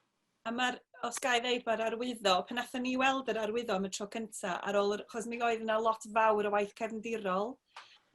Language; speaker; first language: Welsh; native; Welsh